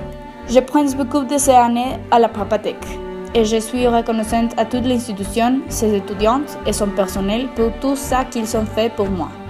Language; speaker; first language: French; non-native, fluent; Spanish